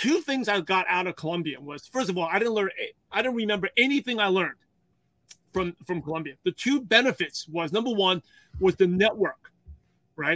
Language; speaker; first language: English; early bilingual, other home language; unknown